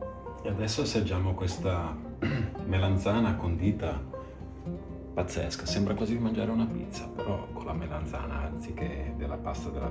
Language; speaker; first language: Italian; native; Italian